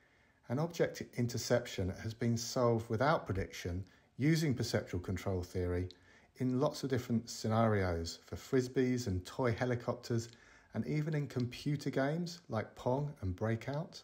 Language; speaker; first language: English; native; English